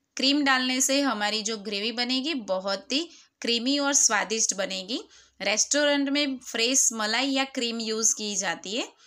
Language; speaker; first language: Hindi; non-native, local second language; Gujarati